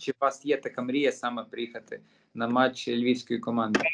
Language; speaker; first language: Ukrainian; native; Ukrainian